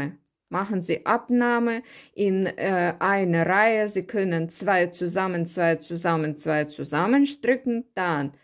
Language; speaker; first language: German; non-native, learner; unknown